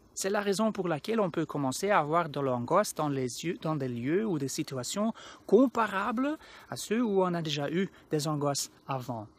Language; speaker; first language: French; non-native, local second language; Dutch